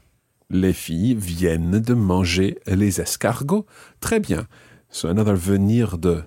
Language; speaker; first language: French; non-native, fluent; English